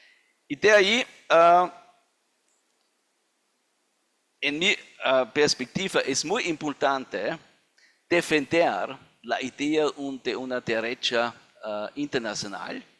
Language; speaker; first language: Spanish; non-native, fluent; German